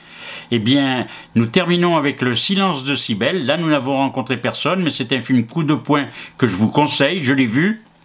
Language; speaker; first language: French; native; French